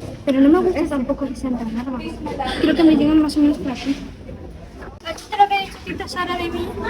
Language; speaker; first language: Spanish; early bilingual, other home language; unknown